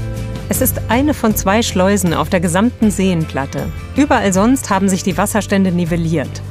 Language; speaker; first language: German; native; German